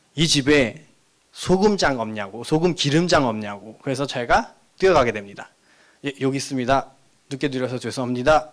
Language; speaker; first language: Korean; non-native, fluent; Nepali